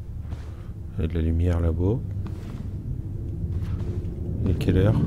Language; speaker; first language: French; native; French